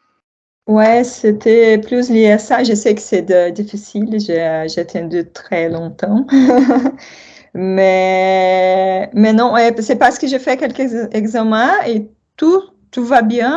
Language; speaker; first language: French; non-native, fluent; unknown